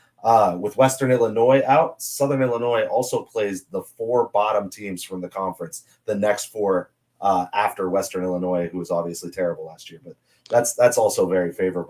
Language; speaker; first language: English; native; English